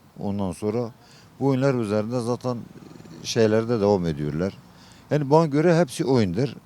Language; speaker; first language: Turkish; non-native, local second language; Kurdish